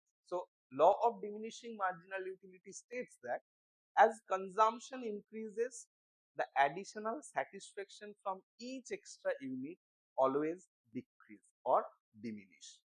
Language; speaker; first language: English; non-native, local second language; Bangla